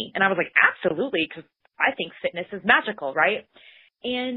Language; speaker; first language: English; native; English